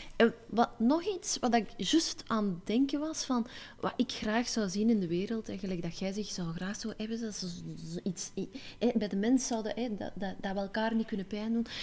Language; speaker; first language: Dutch; native; Dutch